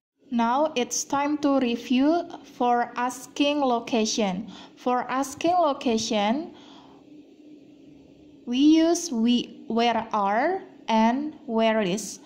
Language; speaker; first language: English; non-native, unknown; Indonesian